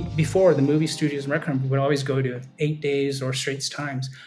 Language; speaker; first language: English; native; English